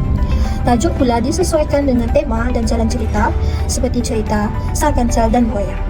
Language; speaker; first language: Malay; native; Malay